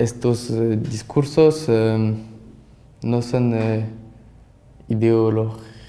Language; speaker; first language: Spanish; non-native, learner; French